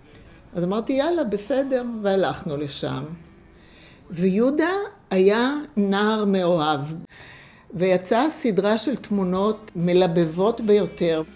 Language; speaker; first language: Hebrew; non-native, fluent; English